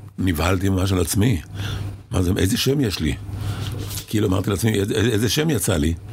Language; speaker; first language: Hebrew; early bilingual, other home language; Arabic